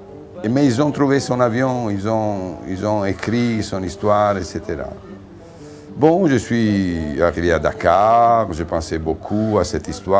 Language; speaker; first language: French; non-native, fluent; Italian